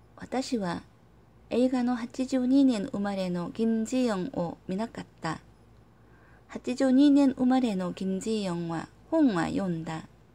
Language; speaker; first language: Japanese; non-native, learner; Korean